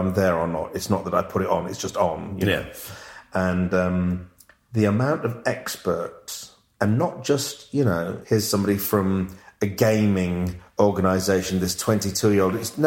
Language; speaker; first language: English; native; English